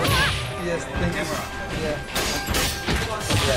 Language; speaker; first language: English; non-native, learner; Chinese